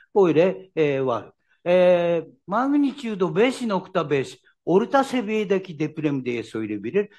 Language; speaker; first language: Turkish; non-native, learner; Japanese